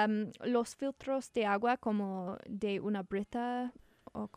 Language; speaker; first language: Spanish; non-native, learner; English